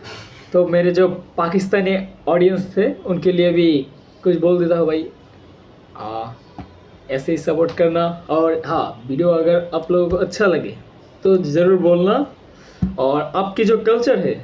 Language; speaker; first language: Hindi; non-native, fluent; Bangla